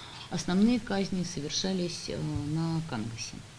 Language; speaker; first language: Russian; native; Russian